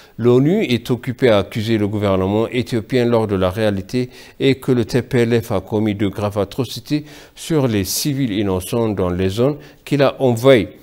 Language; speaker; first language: French; non-native, fluent; Amharic